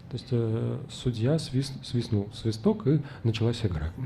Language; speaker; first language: Russian; native; Russian